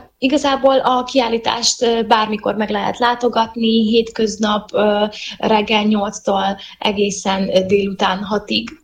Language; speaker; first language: Hungarian; native; Hungarian